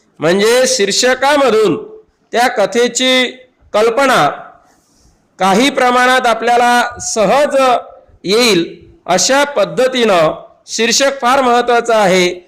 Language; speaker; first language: Marathi; native; Marathi